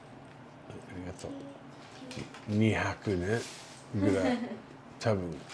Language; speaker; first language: Japanese; non-native, learner; English